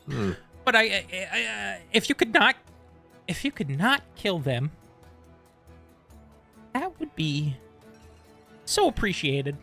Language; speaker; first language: English; native; English